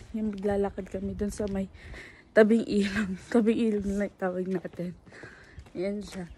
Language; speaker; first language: Filipino; native; Filipino